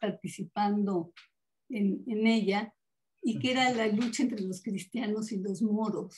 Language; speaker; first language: Spanish; native; Spanish